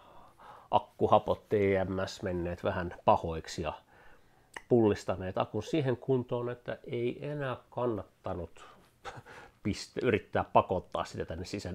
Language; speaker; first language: Finnish; native; Finnish